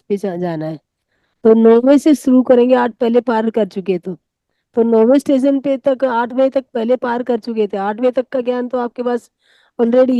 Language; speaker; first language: Hindi; native; Hindi